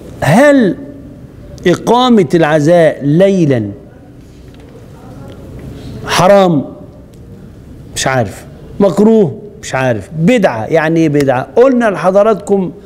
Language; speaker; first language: Arabic; native; Arabic